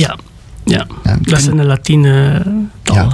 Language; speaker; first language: Dutch; non-native, learner; Romanian